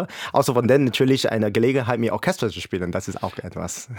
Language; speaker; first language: German; non-native, fluent; English